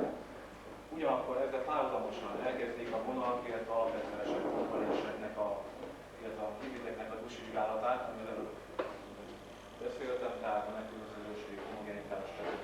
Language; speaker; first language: Hungarian; native; Hungarian